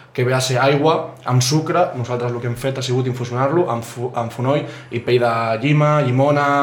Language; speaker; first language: Catalan; native; Catalan